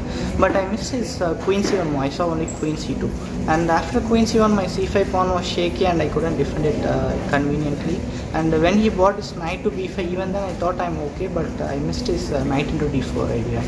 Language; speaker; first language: English; non-native, local second language; Tamil